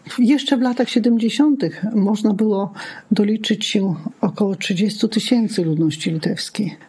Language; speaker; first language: Polish; non-native, local second language; Lithuanian